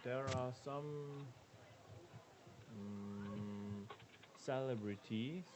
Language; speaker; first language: English; non-native, learner; Korean